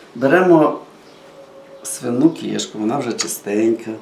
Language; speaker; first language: Ukrainian; native; Ukrainian